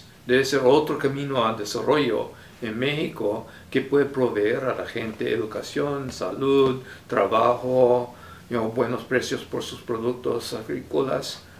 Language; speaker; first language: Spanish; non-native, fluent; English